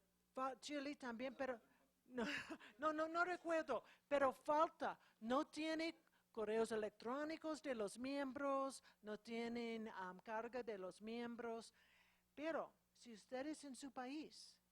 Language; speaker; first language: Spanish; non-native, fluent; English